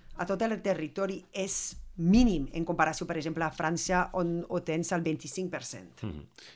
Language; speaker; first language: Catalan; non-native, fluent; French